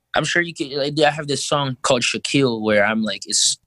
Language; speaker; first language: English; early bilingual, other home language; Filipino